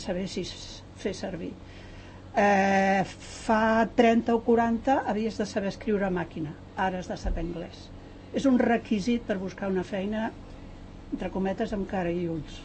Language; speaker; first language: Catalan; native; Catalan